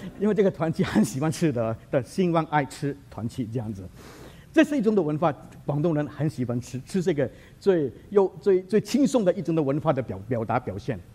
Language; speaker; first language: Chinese; native; Chinese